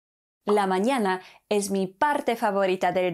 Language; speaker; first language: Spanish; non-native, fluent; Polish